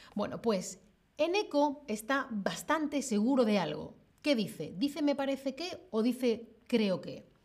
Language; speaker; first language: Spanish; native; Spanish